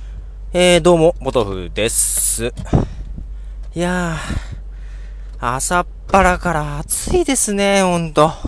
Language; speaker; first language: Japanese; native; Japanese